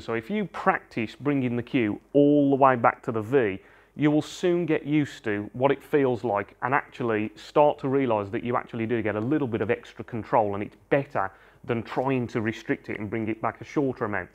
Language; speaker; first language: English; native; English